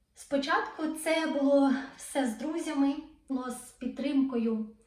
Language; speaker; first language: Ukrainian; non-native, local second language; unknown